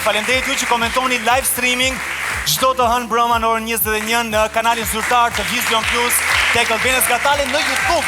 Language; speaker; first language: Albanian; native; Albanian